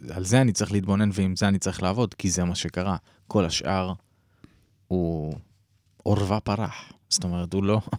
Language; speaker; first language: Hebrew; native; Hebrew